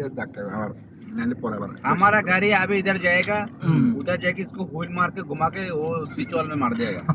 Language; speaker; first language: Hindi; non-native, learner; Bangla